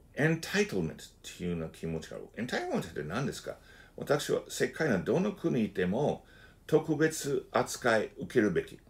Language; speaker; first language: Japanese; non-native, fluent; English